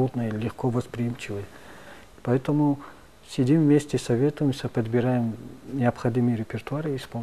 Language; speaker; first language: Russian; non-native, local second language; Tajik